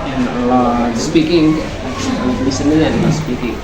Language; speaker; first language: English; non-native, learner; Indonesian